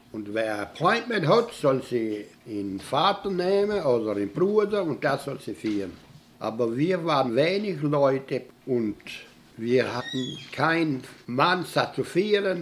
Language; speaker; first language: German; early bilingual, heritage; German